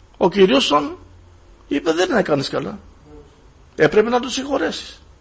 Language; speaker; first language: Greek; non-native, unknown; German